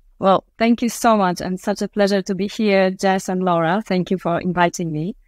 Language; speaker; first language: English; non-native, fluent; Polish